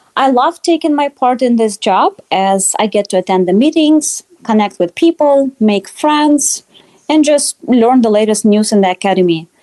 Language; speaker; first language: English; non-native, fluent; Russian